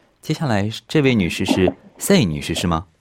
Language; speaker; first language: Chinese; native; Chinese